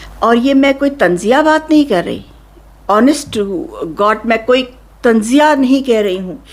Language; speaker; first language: Urdu; native; Urdu